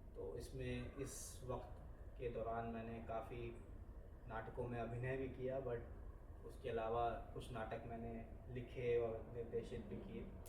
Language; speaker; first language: Hindi; native; Hindi